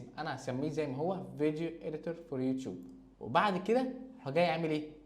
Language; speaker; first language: Arabic; native; Arabic